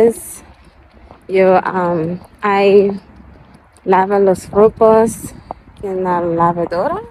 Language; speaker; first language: Spanish; non-native, learner; English